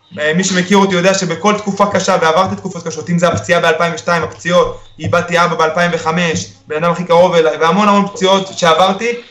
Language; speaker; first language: Hebrew; early bilingual, other home language; Spanish